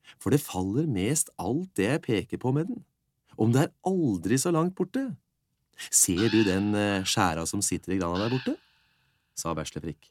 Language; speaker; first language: Norwegian; native; Norwegian